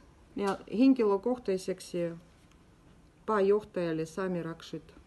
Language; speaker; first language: Finnish; non-native, learner; Russian